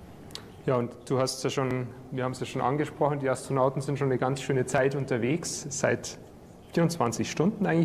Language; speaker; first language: German; native; German